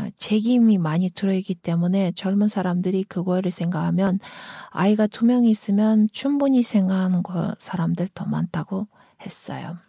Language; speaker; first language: Korean; non-native, fluent; Kyrgyz